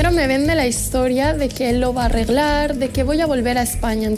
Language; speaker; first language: Spanish; early bilingual, other home language; Arabic